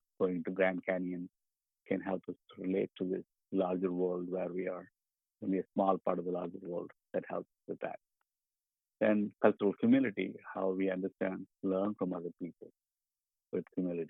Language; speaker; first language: English; non-native, local second language; Tamil